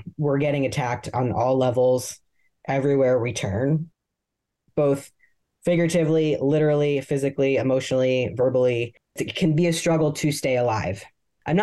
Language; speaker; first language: English; native; English